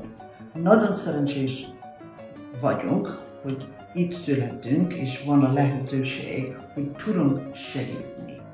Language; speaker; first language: Hungarian; early bilingual, heritage; Hungarian